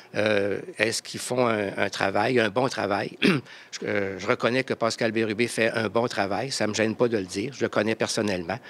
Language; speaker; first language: French; native; French